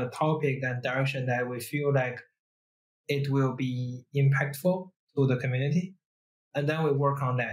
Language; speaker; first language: English; non-native, fluent; Chinese